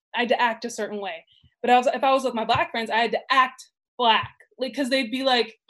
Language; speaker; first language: English; native; English